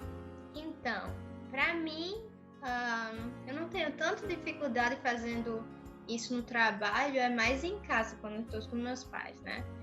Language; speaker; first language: Portuguese; early bilingual, other home language; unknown